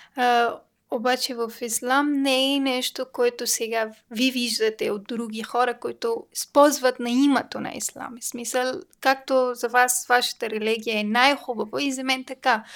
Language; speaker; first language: Bulgarian; non-native, learner; Persian